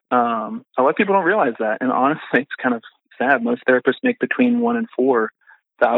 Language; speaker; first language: English; native; English